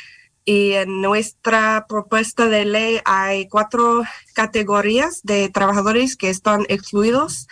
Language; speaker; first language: Spanish; non-native, fluent; English